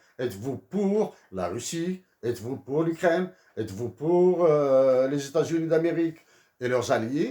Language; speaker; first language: French; native; French